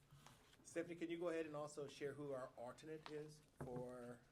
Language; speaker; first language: English; native; English